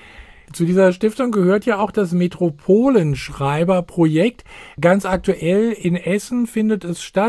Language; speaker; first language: German; native; German